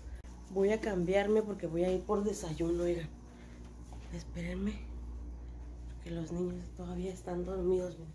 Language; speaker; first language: Spanish; native; Spanish